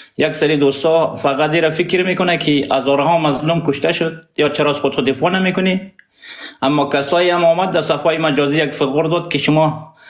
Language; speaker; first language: Persian; non-native, local second language; Pashto